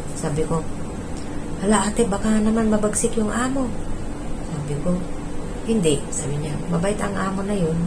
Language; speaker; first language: Filipino; non-native, local second language; Iloko